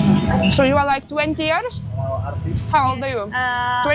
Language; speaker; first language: English; non-native, learner; Lithuanian